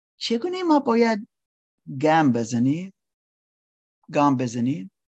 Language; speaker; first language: Persian; non-native, learner; English